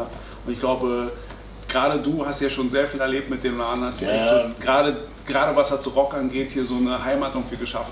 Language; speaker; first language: German; native; German